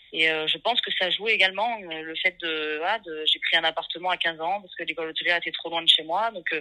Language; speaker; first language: French; native; French